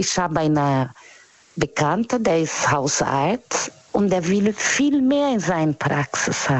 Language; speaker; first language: German; non-native, fluent; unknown